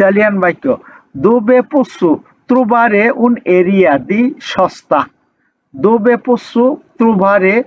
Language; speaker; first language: Italian; non-native, learner; Bangla